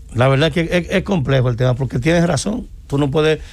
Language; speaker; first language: Spanish; native; Spanish